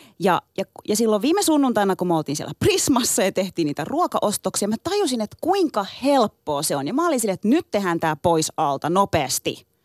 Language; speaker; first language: Finnish; early bilingual, other home language; Turkish